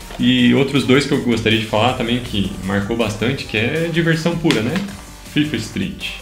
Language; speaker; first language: Portuguese; native; Portuguese